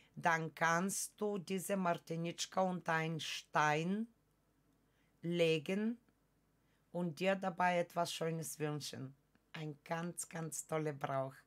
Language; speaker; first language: German; non-native, fluent; Bulgarian